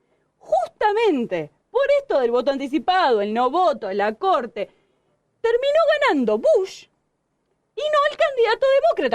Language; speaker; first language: Spanish; native; Spanish